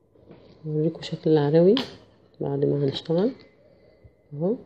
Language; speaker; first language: Arabic; native; Arabic